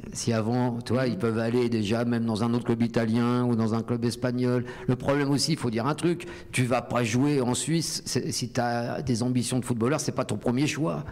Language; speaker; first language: French; native; French